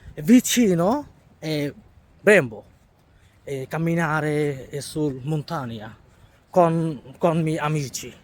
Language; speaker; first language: Italian; non-native, learner; Bangla